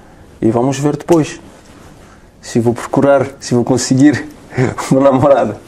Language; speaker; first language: Portuguese; non-native, learner; French